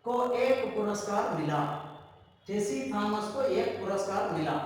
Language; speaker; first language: Hindi; non-native, local second language; Telugu